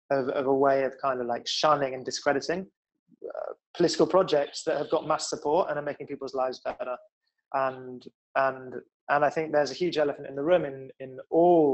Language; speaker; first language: English; native; English